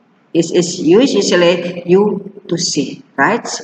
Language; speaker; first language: English; non-native, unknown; Indonesian